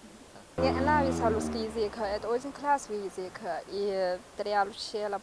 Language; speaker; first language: Russian; non-native, learner; Chinese